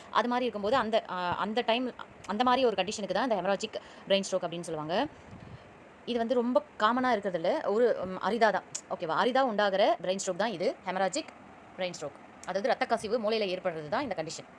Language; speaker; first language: Tamil; native; Tamil